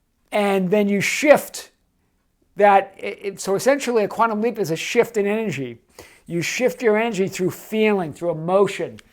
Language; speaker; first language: English; native; English